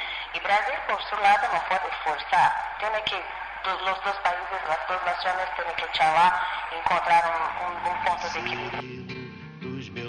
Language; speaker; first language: Spanish; non-native, fluent; Portuguese